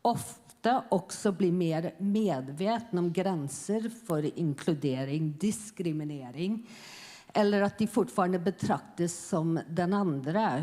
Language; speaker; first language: Swedish; non-native, fluent; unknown